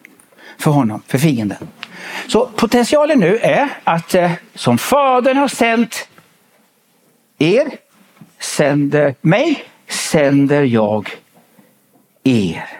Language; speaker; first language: Swedish; native; Swedish